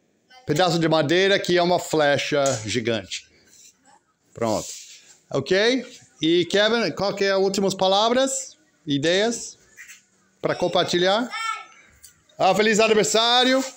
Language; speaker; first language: Portuguese; non-native, fluent; English